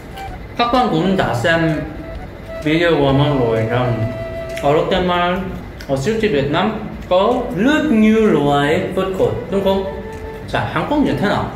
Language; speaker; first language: Vietnamese; non-native, learner; Korean